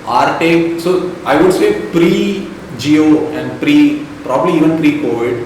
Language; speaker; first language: English; non-native, local second language; Malayalam